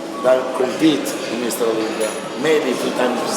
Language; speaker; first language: English; non-native, learner; Italian